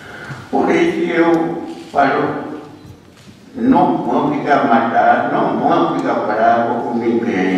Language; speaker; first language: Portuguese; non-native, local second language; Kayapó